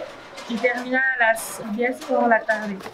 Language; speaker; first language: Spanish; non-native, fluent; French